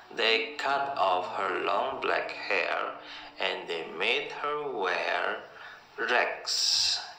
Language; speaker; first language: English; non-native, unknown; Indonesian